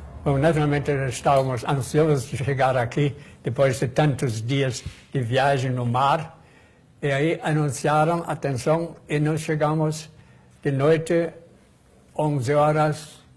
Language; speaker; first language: Portuguese; non-native, fluent; German